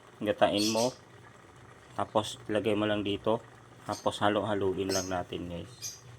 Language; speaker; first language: Filipino; non-native, local second language; Cebuano